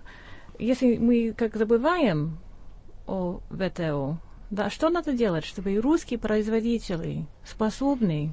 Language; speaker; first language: Russian; non-native, fluent; English